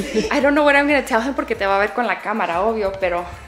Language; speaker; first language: English; early bilingual, other home language; Spanish